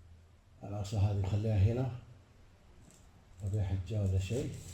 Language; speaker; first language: Arabic; native; Arabic